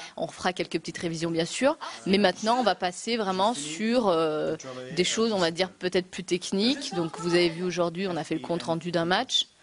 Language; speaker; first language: French; native; French